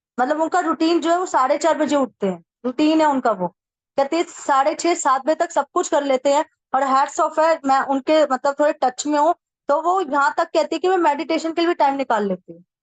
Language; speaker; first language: Hindi; native; Hindi